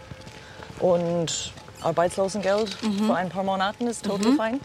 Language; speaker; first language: German; non-native, learner; English